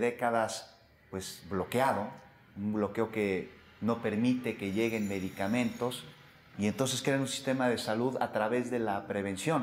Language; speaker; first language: Spanish; native; Spanish